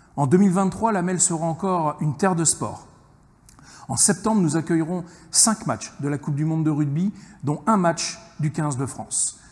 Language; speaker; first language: French; native; French